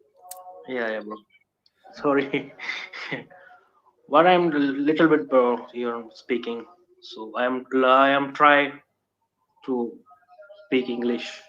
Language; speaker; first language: English; non-native, learner; Punjabi